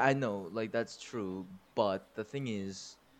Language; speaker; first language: English; non-native, fluent; Korean